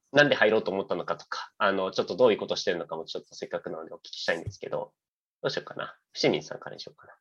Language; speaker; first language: Japanese; native; Japanese